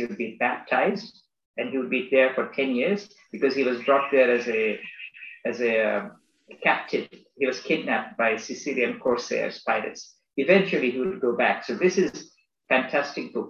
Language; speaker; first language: English; non-native, local second language; Bangla